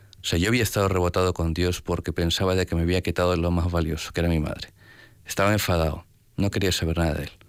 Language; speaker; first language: Spanish; native; Spanish